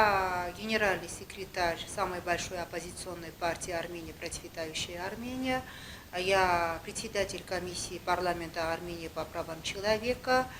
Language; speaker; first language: Russian; non-native, local second language; Armenian